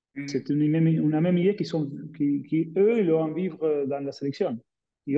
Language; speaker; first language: French; non-native, fluent; Spanish